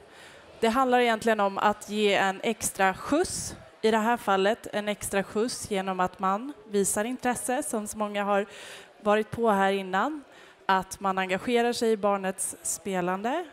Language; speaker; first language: Swedish; native; Swedish